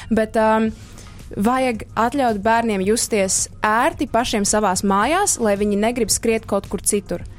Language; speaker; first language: Latvian; native; Latvian